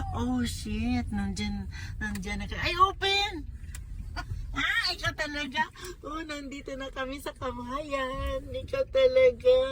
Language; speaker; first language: Filipino; native; Filipino